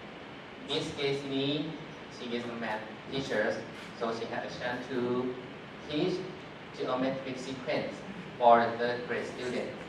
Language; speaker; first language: English; non-native, fluent; Thai